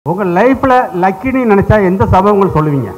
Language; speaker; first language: Tamil; native; Tamil